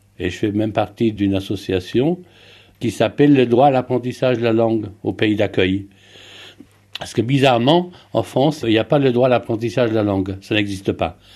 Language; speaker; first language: French; native; French